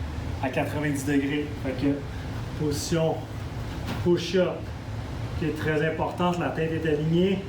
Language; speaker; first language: French; native; French